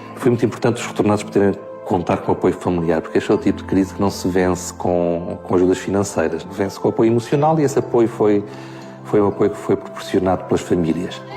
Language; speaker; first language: Portuguese; native; Portuguese